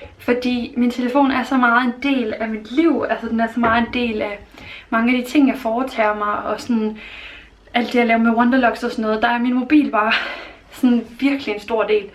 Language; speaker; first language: Danish; native; Danish